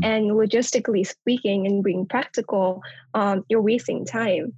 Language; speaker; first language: English; non-native, local second language; Nepali